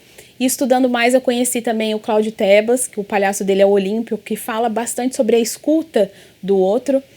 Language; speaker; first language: Portuguese; native; Portuguese